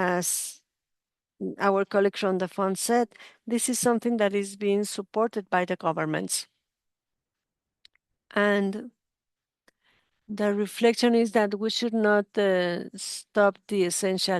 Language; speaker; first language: English; non-native, fluent; Spanish